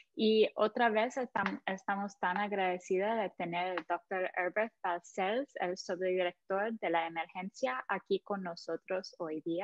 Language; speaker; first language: Spanish; non-native, fluent; English